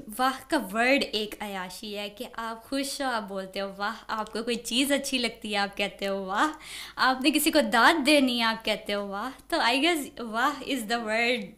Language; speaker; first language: Urdu; native; Urdu